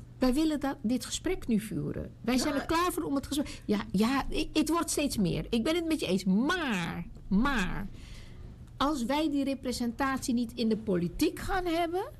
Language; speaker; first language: Dutch; native; Dutch